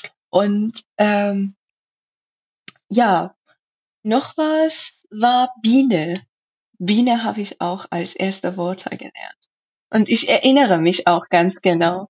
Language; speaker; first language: German; non-native, learner; Persian